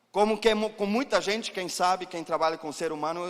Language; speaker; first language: Portuguese; non-native, fluent; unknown